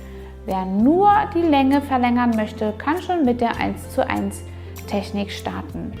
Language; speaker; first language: German; native; German